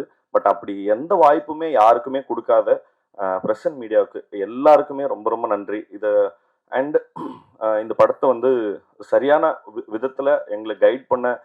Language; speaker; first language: Tamil; native; Tamil